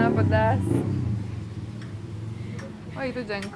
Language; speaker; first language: Indonesian; non-native, fluent; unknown